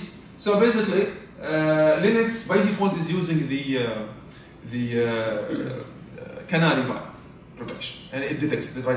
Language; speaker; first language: English; non-native, fluent; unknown